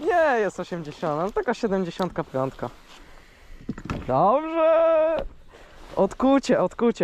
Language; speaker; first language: Polish; native; Polish